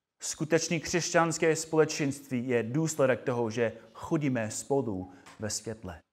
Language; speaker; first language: Czech; non-native, fluent; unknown